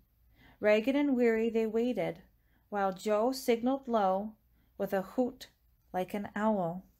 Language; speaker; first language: English; native; English